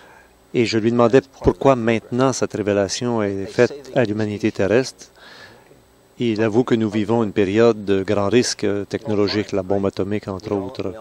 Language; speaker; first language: French; native; French